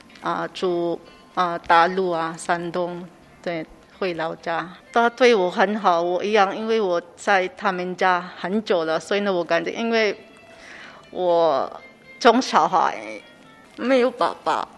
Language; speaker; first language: Chinese; non-native, learner; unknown